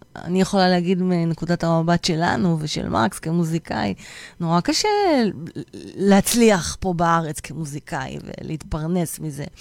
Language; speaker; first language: Hebrew; native; Hebrew